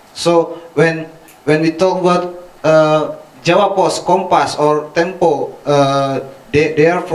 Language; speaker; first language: English; non-native, fluent; Indonesian